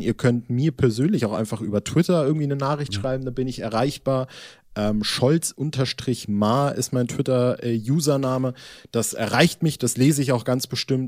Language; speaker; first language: German; native; German